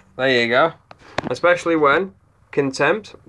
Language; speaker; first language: English; native; English